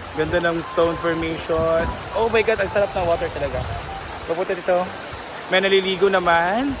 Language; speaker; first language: Filipino; non-native, local second language; Cebuano